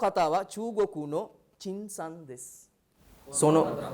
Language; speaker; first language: Japanese; non-native, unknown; Sinhala